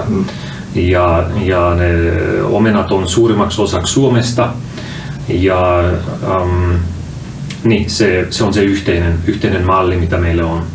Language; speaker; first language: Finnish; non-native, fluent; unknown